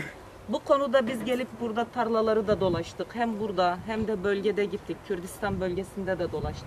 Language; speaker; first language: Turkish; native; Turkish